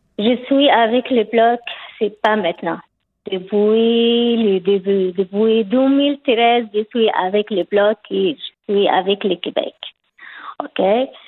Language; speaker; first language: French; non-native, learner; Arabic